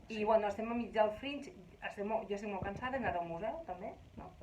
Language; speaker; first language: Catalan; non-native, local second language; Spanish